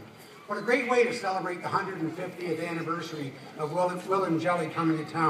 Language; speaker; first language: English; native; English